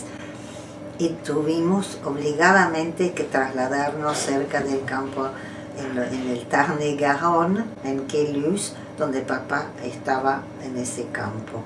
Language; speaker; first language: Spanish; non-native, fluent; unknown